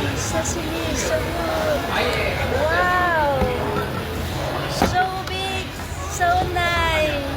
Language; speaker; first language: English; non-native, learner; Vietnamese